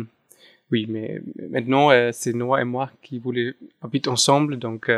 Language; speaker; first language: French; non-native, fluent; German